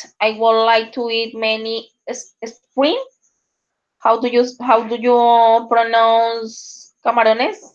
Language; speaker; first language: English; non-native, learner; Spanish